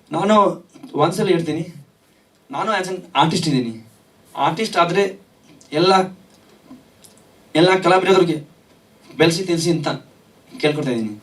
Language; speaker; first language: Kannada; non-native, learner; Hindi